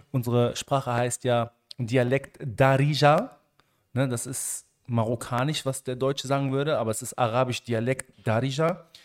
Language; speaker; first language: German; early bilingual, other home language; Arabic